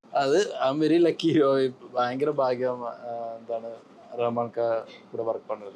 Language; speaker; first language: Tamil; non-native, learner; Malayalam